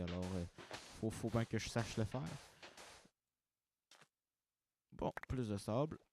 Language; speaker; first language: French; native; French